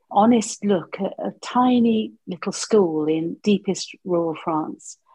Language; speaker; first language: English; native; English